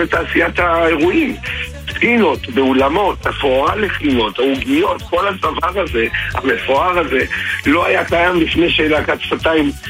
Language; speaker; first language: Hebrew; native; Hebrew